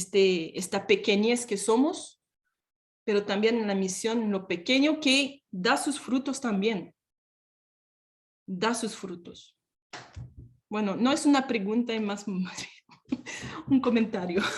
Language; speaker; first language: Spanish; non-native, fluent; French